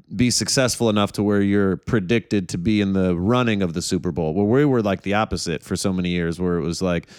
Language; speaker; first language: English; native; English